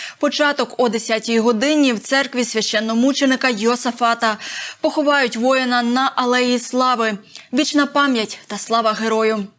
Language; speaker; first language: Ukrainian; native; Ukrainian